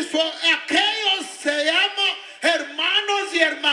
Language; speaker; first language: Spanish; non-native, learner; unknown